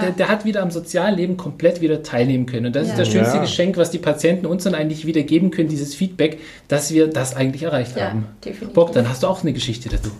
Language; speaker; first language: German; native; German